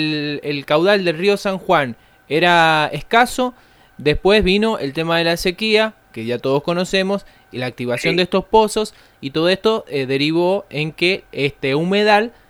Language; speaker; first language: Spanish; native; Spanish